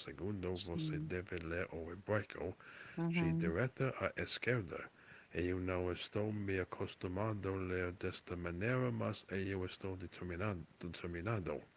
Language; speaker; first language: Portuguese; non-native, learner; English